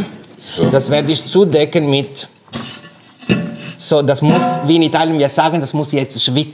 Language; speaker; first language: German; non-native, fluent; Italian